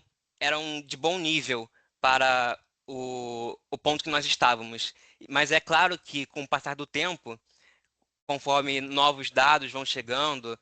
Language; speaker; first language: Portuguese; native; Portuguese